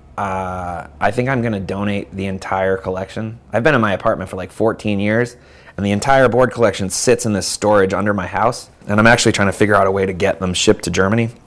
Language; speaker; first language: English; native; English